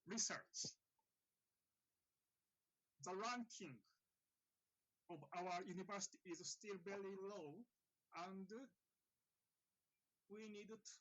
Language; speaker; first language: English; non-native, fluent; Japanese